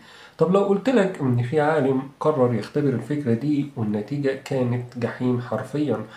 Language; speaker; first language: Arabic; native; Arabic